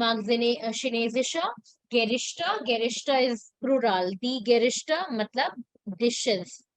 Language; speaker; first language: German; non-native, fluent; Hindi